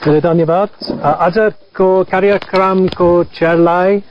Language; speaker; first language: Nepali; non-native, learner; English